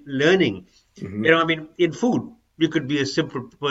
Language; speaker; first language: English; non-native, local second language; Urdu